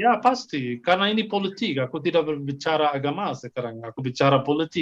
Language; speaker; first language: Indonesian; non-native, fluent; Arabic